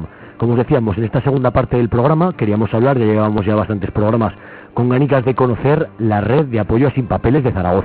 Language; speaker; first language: Spanish; native; Spanish